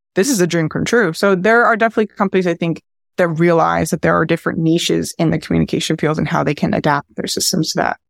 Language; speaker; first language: English; native; English